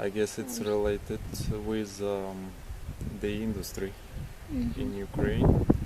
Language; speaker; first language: English; non-native, learner; Ukrainian